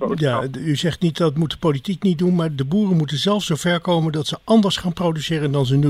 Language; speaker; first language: Dutch; native; Dutch